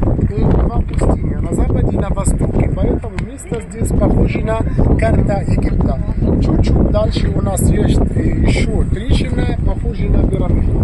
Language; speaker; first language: Russian; non-native, local second language; Arabic